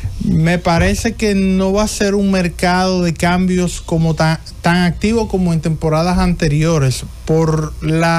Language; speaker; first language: Spanish; native; Spanish